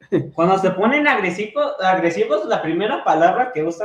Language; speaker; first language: Spanish; native; Spanish